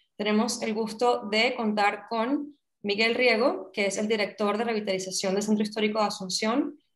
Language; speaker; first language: Spanish; native; Spanish